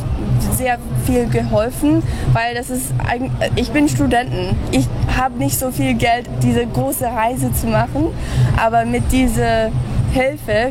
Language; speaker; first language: German; early bilingual, heritage; German